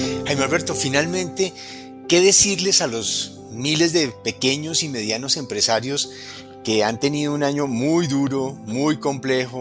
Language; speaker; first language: Spanish; native; Spanish